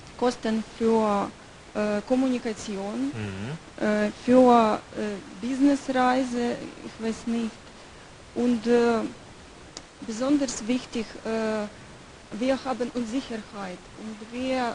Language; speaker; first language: German; non-native, learner; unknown